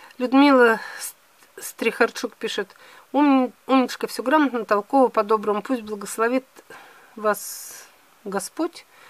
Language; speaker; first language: Russian; native; Russian